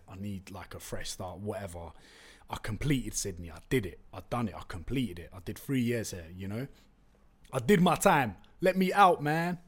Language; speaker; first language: English; non-native, local second language; Turkish